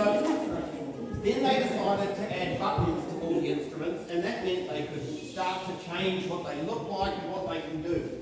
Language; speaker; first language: English; native; English